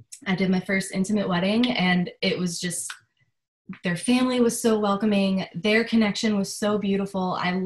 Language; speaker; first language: English; native; English